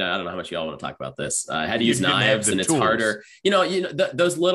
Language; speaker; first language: English; native; English